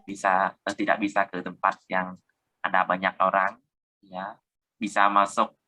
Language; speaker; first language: Indonesian; non-native, learner; Khmer